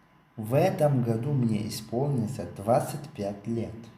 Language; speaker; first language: Russian; non-native, local second language; Tajik